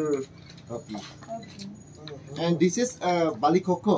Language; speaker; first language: English; non-native, learner; Indonesian